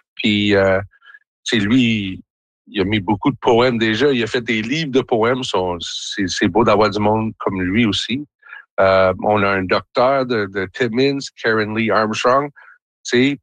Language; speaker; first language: French; native; French